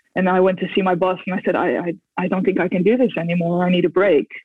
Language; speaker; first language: English; non-native, fluent; Dutch